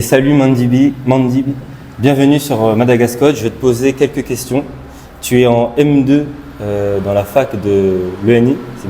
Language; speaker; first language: French; non-native, local second language; Malagasy